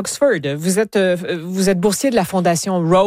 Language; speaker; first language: French; native; French